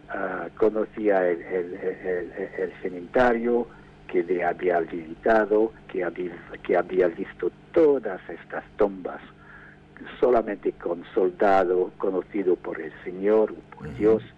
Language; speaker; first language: Spanish; non-native, fluent; English